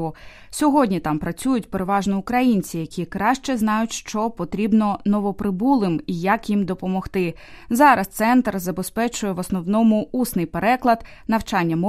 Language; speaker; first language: Ukrainian; native; Ukrainian